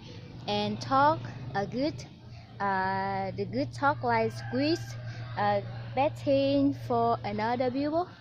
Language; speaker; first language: English; non-native, learner; Vietnamese